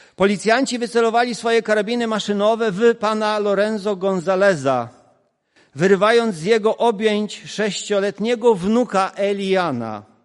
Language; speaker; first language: Polish; non-native, local second language; Kashubian